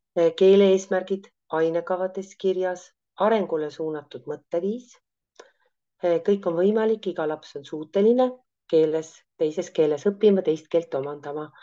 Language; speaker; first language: Estonian; native; Estonian